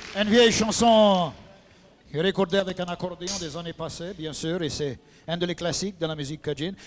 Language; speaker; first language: French; native; French